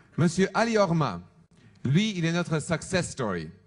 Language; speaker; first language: French; non-native, fluent; German